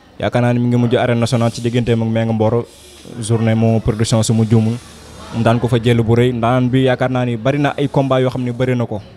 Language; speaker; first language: Wolof; native; Wolof